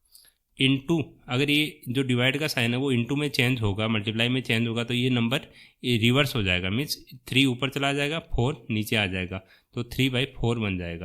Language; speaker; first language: Hindi; native; Hindi